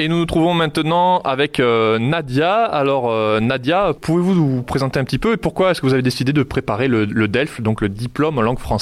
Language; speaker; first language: French; native; French